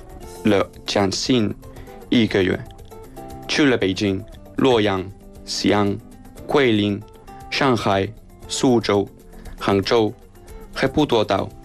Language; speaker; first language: Chinese; non-native, fluent; Spanish